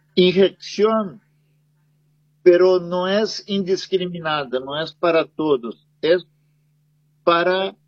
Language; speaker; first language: Spanish; non-native, fluent; Portuguese